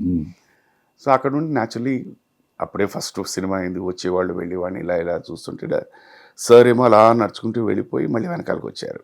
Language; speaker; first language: Telugu; native; Telugu